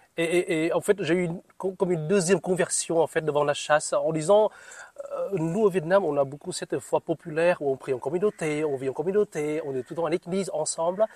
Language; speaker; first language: French; non-native, fluent; Vietnamese